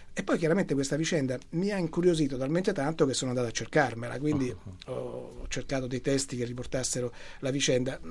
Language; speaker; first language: Italian; native; Italian